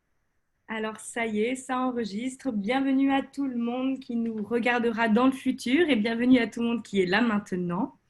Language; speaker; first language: French; native; French